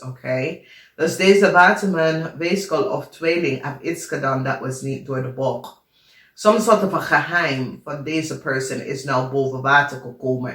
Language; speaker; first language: Dutch; non-native, learner; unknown